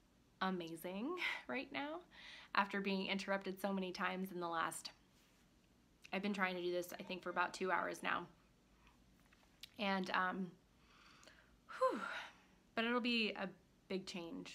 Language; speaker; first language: English; native; English